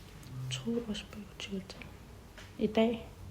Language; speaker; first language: Danish; non-native, local second language; Kalaallisut